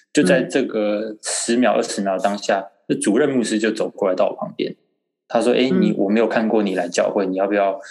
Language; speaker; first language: Chinese; native; Chinese